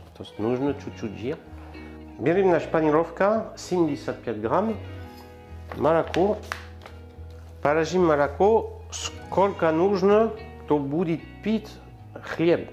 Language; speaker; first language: Russian; non-native, learner; French